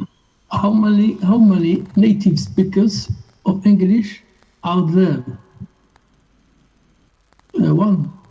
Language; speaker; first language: English; non-native, learner; Arabic